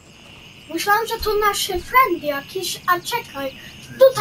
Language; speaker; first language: Polish; early bilingual, heritage; Polish